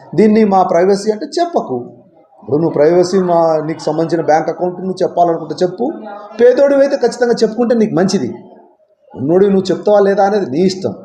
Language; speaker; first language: Telugu; native; Telugu